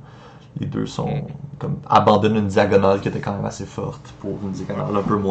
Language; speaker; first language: French; native; French